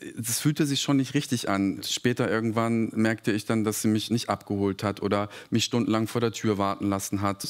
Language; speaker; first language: German; early bilingual, other home language; Serbian